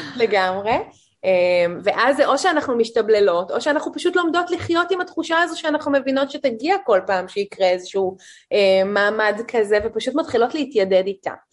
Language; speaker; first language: Hebrew; native; Hebrew